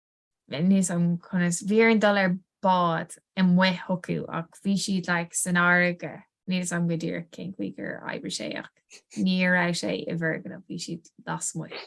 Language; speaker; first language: Irish; non-native, local second language; English